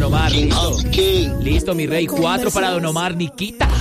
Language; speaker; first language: Spanish; native; Spanish